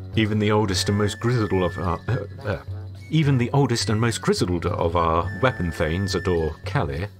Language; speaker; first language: English; native; English